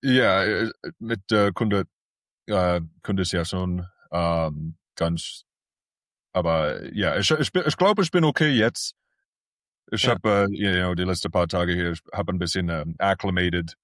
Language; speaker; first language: German; early bilingual, heritage; English